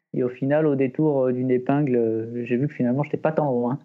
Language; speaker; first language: French; native; French